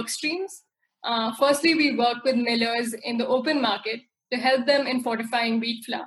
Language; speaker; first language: English; non-native, local second language; Hindi